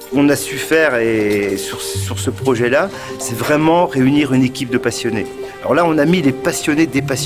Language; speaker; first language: French; native; French